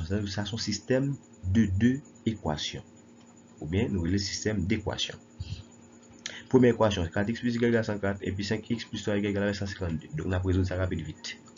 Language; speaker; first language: French; non-native, local second language; Haitian Creole